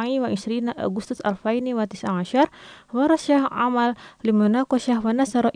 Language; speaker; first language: Arabic; non-native, fluent; Indonesian